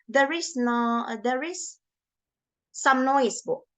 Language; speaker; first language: English; non-native, learner; Indonesian